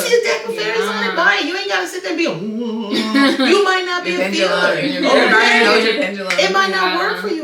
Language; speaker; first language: English; native; English